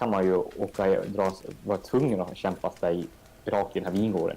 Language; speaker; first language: Swedish; native; Swedish